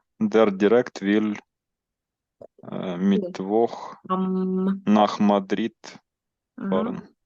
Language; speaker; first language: German; non-native, learner; Ukrainian